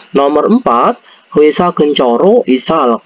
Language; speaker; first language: Korean; non-native, fluent; Indonesian